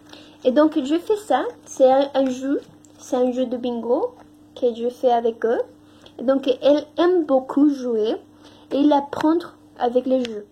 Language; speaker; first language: French; non-native, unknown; Spanish